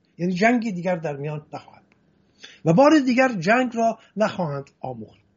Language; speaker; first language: Persian; non-native, local second language; Assyrian Neo-Aramaic